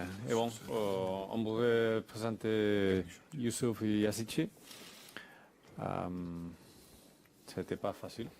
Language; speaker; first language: French; non-native, fluent; Spanish